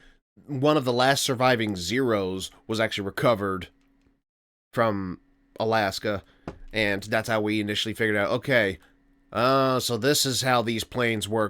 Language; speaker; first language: English; native; English